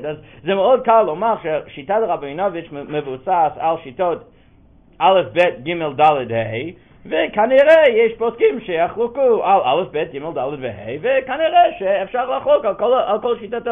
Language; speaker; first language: Hebrew; non-native, fluent; English